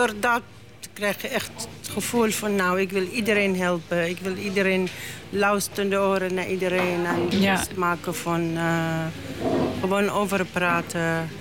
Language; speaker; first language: Dutch; non-native, learner; Arabic